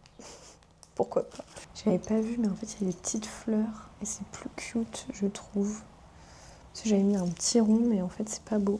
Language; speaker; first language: French; native; French